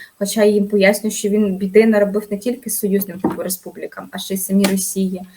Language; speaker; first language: Ukrainian; native; Ukrainian